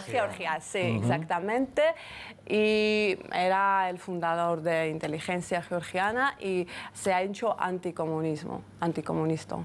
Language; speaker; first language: Spanish; non-native, fluent; Georgian